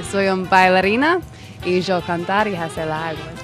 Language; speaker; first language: Spanish; non-native, learner; English